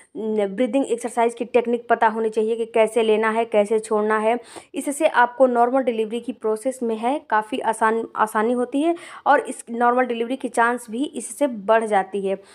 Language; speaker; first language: Hindi; native; Hindi